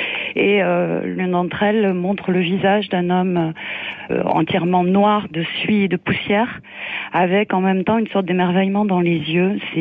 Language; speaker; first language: French; native; French